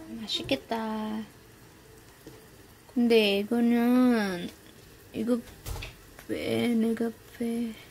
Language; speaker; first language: Korean; non-native, learner; Filipino